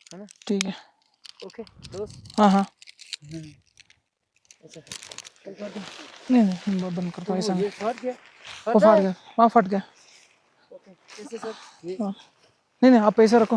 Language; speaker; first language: Hindi; non-native, local second language; Kannada